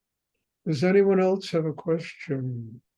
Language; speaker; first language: English; native; English